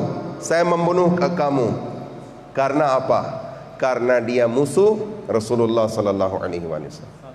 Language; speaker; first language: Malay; non-native, fluent; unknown